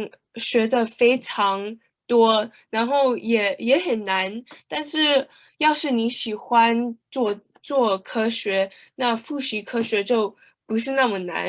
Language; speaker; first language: Chinese; early bilingual, heritage; Chinese